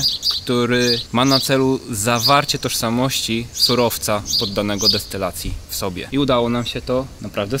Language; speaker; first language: Polish; native; Polish